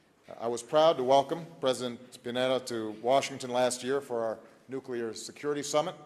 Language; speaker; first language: English; native; English